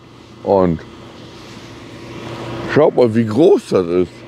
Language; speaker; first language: German; native; German